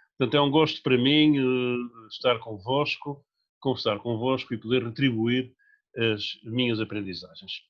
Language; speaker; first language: Portuguese; native; Portuguese